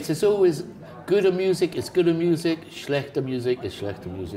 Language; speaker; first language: German; non-native, learner; English